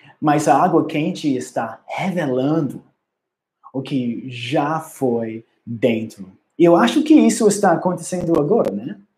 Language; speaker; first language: Portuguese; non-native, learner; English